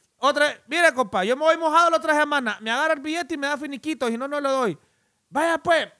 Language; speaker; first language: Spanish; native; Spanish